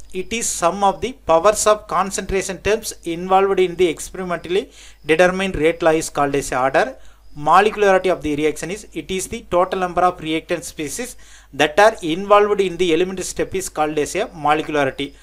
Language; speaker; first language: English; non-native, local second language; Tamil